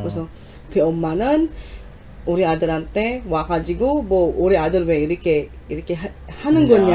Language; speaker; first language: Korean; non-native, learner; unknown